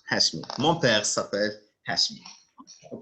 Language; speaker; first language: French; non-native, local second language; Arabic